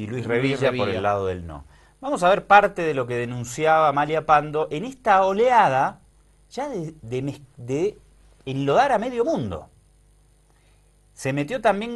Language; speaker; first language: Spanish; native; Spanish